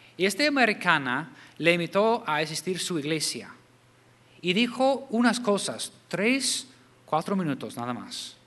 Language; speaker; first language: Spanish; non-native, fluent; English